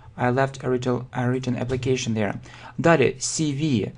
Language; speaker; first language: English; non-native, fluent; Russian